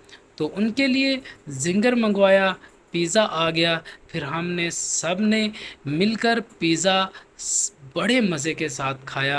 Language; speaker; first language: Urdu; non-native, local second language; Punjabi